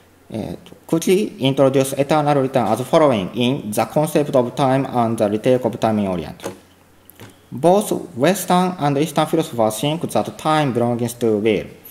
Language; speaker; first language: English; non-native, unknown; Japanese